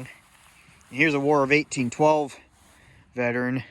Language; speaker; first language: English; native; English